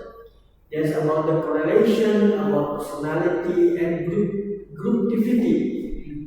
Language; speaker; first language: English; non-native, learner; Indonesian